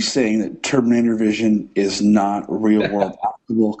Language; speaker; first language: English; native; English